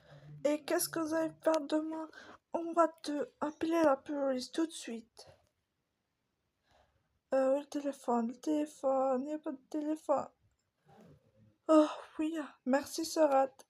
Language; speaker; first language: French; native; French